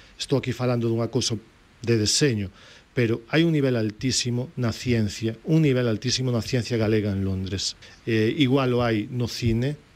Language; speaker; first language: Galician; native; Galician